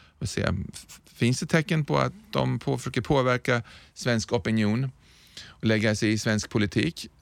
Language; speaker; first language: Swedish; native; Swedish